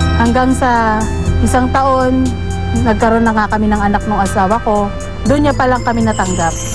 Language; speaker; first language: Filipino; native; Filipino